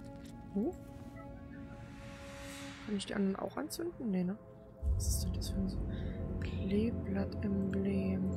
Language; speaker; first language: German; native; German